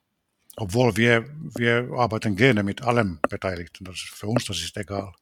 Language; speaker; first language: German; non-native, fluent; Finnish